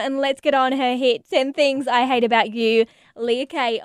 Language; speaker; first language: English; native; English